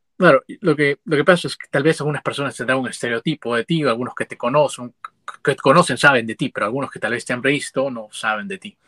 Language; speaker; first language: Spanish; native; Spanish